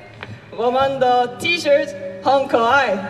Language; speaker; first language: Chinese; non-native, learner; Korean